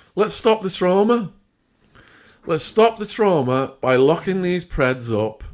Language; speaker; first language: English; native; English